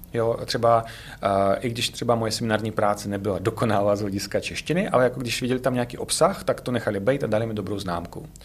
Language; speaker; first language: Czech; non-native, fluent; Russian